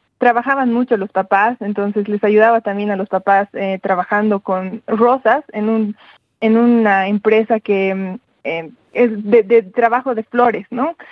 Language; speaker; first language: Spanish; native; Spanish